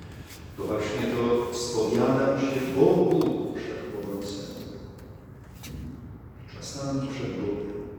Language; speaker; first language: Polish; native; Polish